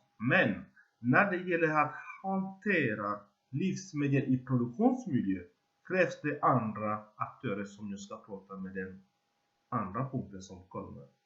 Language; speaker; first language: Swedish; non-native, fluent; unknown